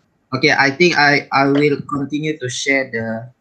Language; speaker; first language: English; non-native, learner; Malay